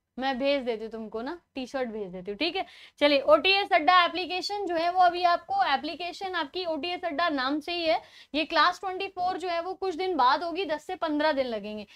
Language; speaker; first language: Hindi; native; Hindi